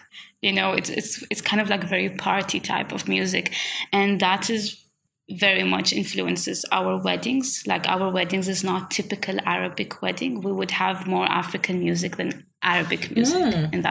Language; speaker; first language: English; non-native, fluent; Swahili